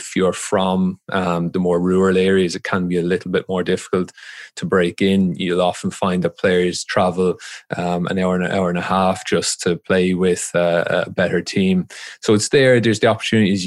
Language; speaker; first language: English; native; English